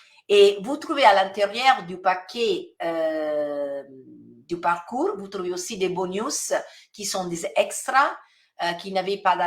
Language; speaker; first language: French; non-native, fluent; Italian